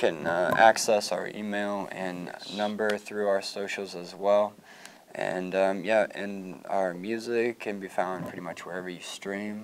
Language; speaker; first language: English; native; English